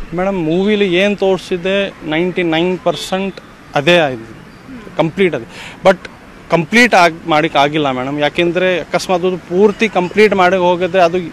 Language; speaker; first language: Kannada; non-native, fluent; Kashmiri